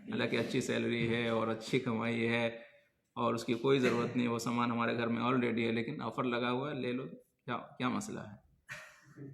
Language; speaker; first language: Urdu; native; Urdu